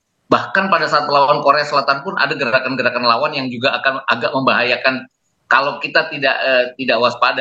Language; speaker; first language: Indonesian; native; Indonesian